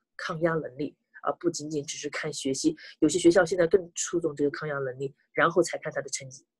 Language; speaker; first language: Chinese; native; Chinese